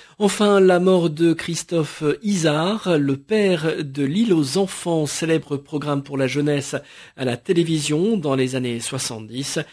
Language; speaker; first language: French; native; French